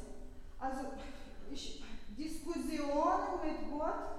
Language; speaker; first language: German; non-native, fluent; Russian